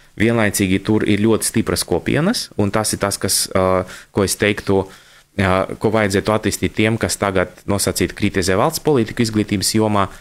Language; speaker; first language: Latvian; non-native, local second language; Russian